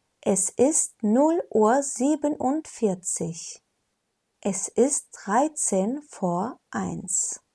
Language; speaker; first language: German; non-native, fluent; Turkish